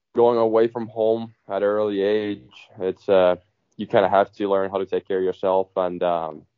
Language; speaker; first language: English; non-native, fluent; Finnish